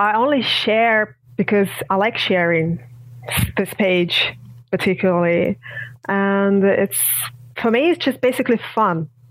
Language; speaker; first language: English; non-native, fluent; Russian